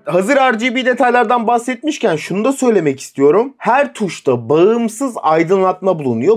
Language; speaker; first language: Turkish; native; Turkish